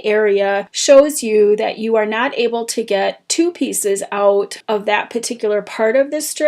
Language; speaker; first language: English; native; English